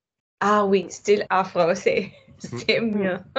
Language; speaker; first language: French; non-native, fluent; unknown